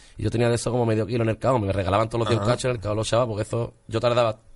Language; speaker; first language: Spanish; native; Spanish